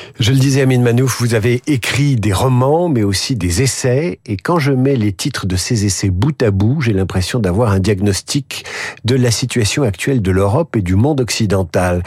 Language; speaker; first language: French; native; French